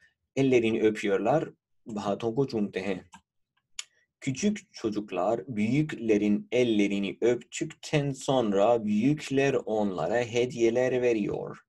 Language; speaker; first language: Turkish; non-native, fluent; Urdu